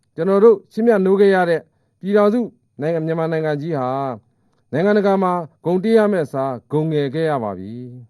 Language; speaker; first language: Burmese; non-native, local second language; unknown